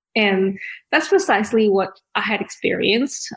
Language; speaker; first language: English; early bilingual, other home language; Indonesian